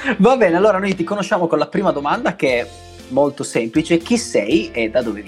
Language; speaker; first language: Italian; native; Italian